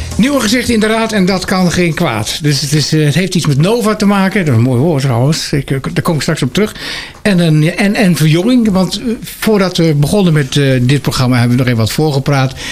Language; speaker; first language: Dutch; native; Dutch